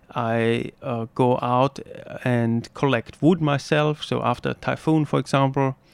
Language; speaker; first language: English; non-native, fluent; German